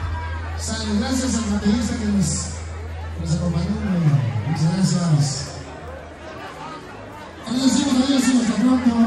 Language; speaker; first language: Spanish; native; Spanish